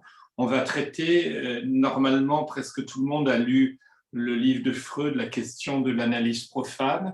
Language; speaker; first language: French; native; French